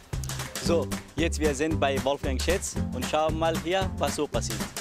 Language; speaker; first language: German; non-native, learner; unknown